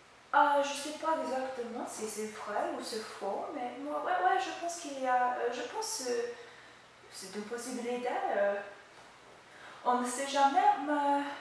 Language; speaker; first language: French; non-native, learner; English